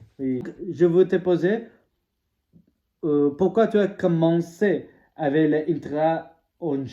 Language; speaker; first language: French; non-native, learner; English